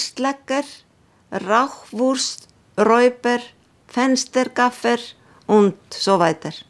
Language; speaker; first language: German; non-native, fluent; Icelandic